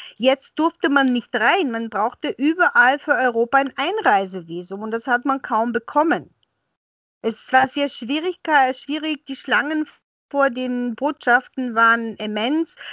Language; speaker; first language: German; early bilingual, other home language; Bulgarian